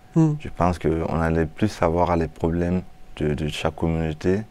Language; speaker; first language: French; non-native, local second language; Mossi